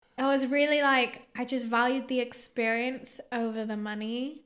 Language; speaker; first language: English; early bilingual, other home language; Greek